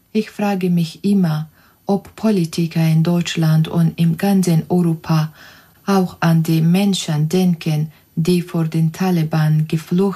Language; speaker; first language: German; non-native, fluent; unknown